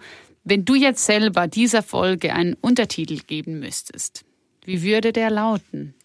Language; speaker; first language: German; native; German